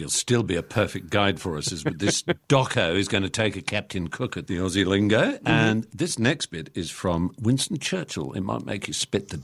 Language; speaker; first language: English; native; English